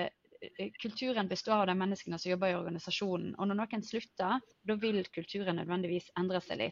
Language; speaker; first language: Norwegian; native; Norwegian